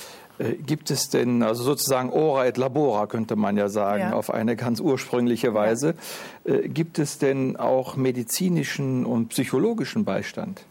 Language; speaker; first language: German; native; German